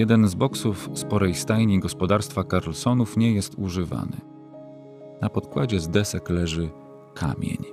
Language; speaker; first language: Polish; native; Polish